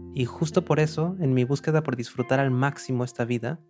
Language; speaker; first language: Spanish; native; Spanish